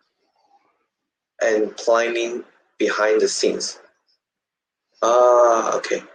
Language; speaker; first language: English; non-native, learner; Chinese